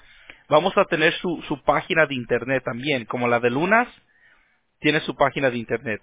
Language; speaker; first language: Spanish; early bilingual, heritage; Spanish